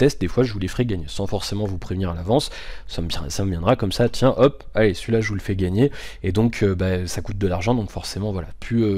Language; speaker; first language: French; native; French